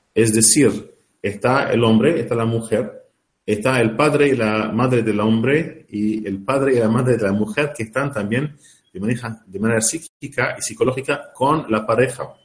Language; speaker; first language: Spanish; non-native, learner; Arabic